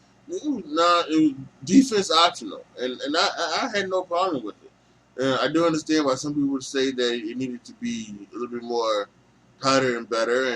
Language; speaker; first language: English; native; English